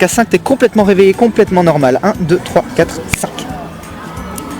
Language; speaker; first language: French; native; French